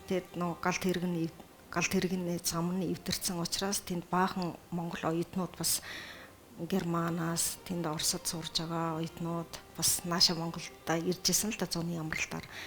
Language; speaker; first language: Mongolian; early bilingual, heritage; Mongolian